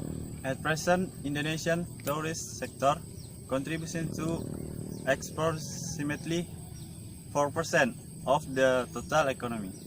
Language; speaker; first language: English; non-native, learner; Indonesian